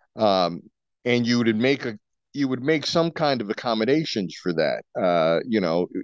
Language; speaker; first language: English; native; English